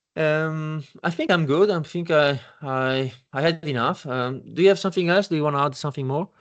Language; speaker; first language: English; non-native, fluent; Italian